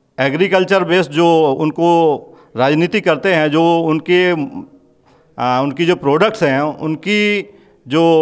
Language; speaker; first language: Hindi; native; Hindi